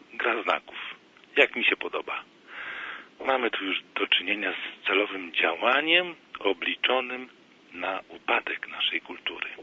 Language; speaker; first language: Polish; native; Polish